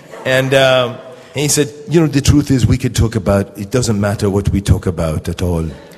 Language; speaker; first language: English; native; English